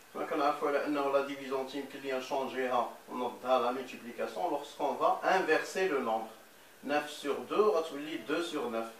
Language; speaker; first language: French; non-native, local second language; Arabic